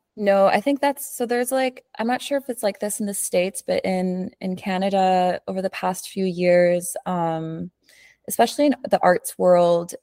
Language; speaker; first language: English; early bilingual, other home language; Spanish